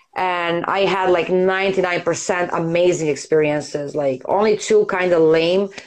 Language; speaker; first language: English; non-native, fluent; Serbian